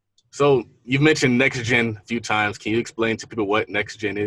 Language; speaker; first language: English; native; English